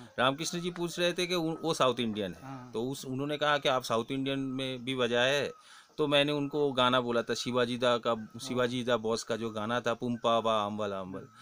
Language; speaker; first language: Hindi; non-native, local second language; Bangla